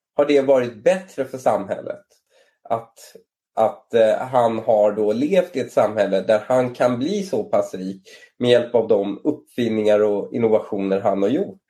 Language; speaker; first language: Swedish; early bilingual, other home language; Persian